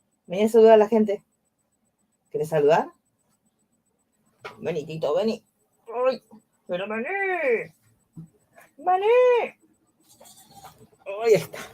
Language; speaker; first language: Spanish; native; Spanish